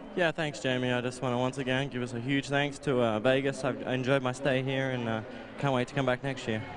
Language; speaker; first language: English; native; English